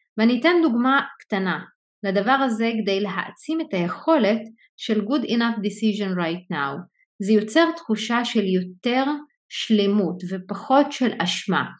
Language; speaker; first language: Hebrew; non-native, local second language; Arabic